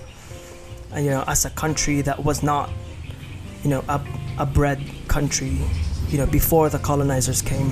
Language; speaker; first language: English; non-native, local second language; Hiligaynon